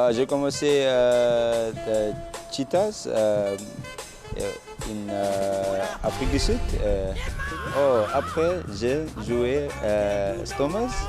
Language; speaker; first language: French; non-native, learner; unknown